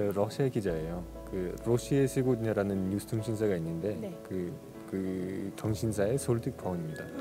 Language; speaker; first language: Korean; non-native, fluent; Russian